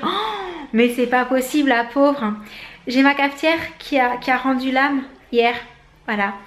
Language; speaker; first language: French; native; French